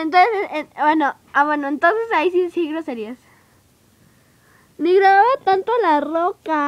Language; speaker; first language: Spanish; native; Spanish